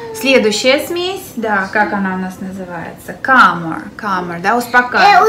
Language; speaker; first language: Russian; native; Russian